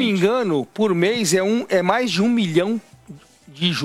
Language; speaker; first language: Portuguese; native; Portuguese